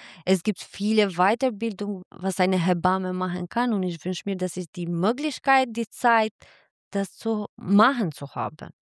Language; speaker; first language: German; non-native, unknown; Albanian